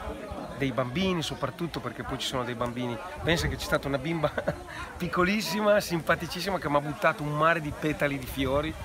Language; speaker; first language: Italian; native; Italian